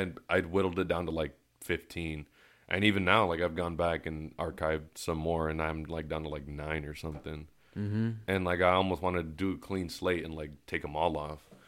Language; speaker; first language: English; early bilingual, other home language; Spanish